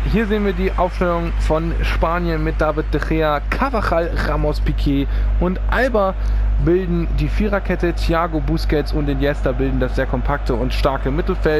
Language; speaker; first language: German; native; German